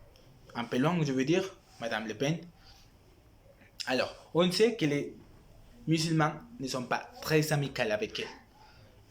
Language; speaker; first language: French; non-native, learner; Spanish